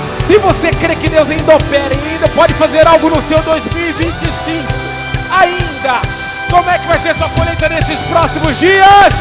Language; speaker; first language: Portuguese; native; Portuguese